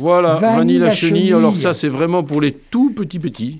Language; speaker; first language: French; native; French